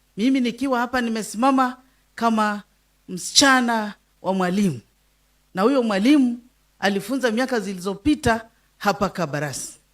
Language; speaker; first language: Swahili; non-native, local second language; Luyia